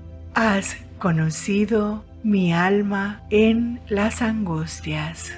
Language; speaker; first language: Spanish; native; Spanish